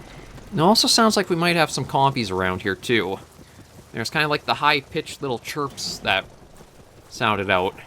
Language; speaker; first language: English; native; English